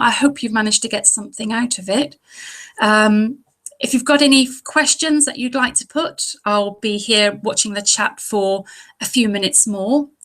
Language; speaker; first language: English; native; English